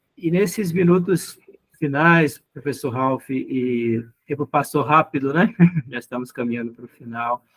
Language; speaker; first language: Portuguese; native; Portuguese